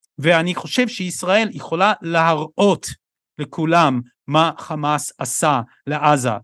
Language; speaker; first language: Hebrew; non-native, fluent; English